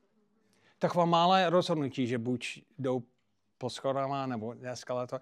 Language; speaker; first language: Czech; non-native, fluent; English